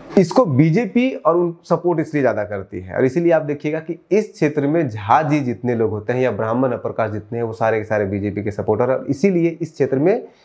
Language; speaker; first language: Hindi; native; Hindi